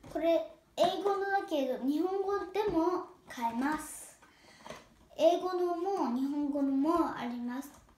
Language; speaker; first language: Japanese; early bilingual, heritage; Japanese